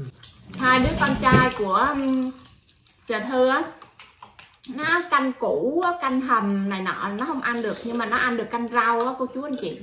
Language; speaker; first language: Vietnamese; native; Vietnamese